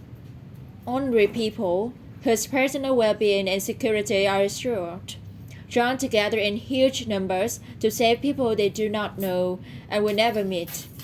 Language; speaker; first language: English; non-native, learner; Vietnamese